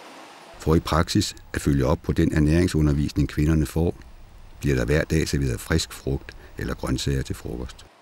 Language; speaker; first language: Danish; native; Danish